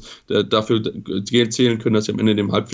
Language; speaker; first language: German; native; German